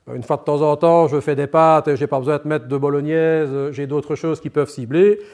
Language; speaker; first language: French; native; French